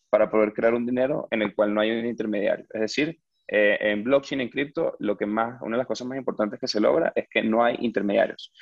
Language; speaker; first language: Spanish; native; Spanish